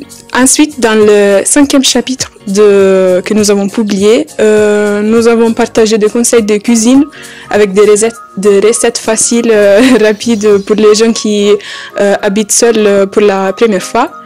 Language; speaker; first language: French; non-native, fluent; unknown